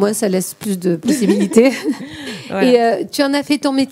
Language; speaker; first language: French; native; French